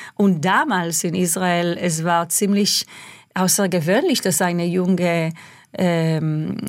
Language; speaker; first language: German; non-native, fluent; Hebrew